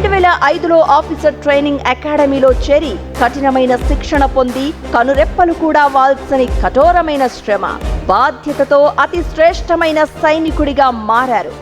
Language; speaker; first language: Telugu; native; Telugu